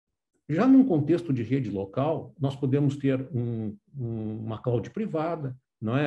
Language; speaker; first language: Portuguese; native; Portuguese